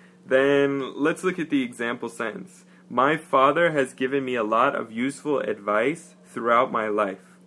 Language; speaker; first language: English; native; English